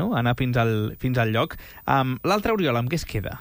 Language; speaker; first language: Catalan; native; Catalan